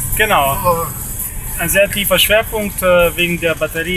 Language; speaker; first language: German; native; German